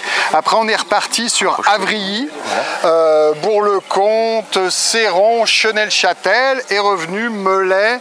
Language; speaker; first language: French; native; French